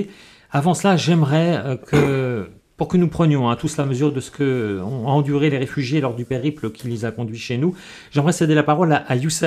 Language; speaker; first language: French; native; French